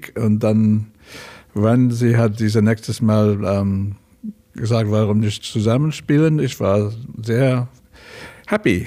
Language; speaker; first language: German; non-native, learner; English